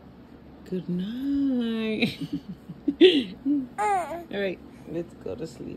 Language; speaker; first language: English; early bilingual, other home language; Spanish